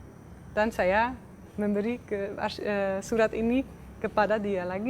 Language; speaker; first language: Indonesian; non-native, fluent; Dutch